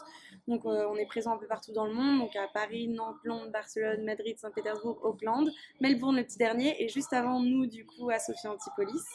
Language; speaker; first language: French; native; French